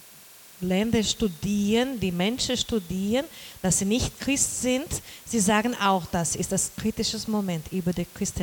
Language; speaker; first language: German; non-native, learner; Portuguese